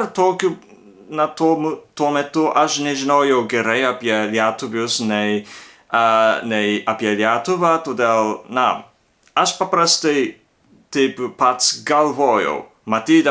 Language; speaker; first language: Lithuanian; non-native, learner; Japanese